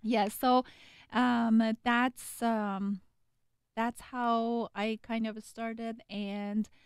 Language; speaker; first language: English; non-native, fluent; Persian